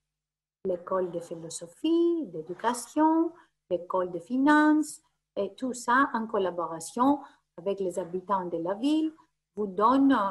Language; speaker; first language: French; non-native, fluent; Greek